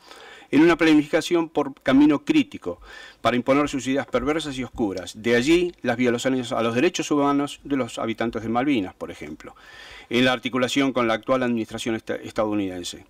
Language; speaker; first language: Spanish; native; Spanish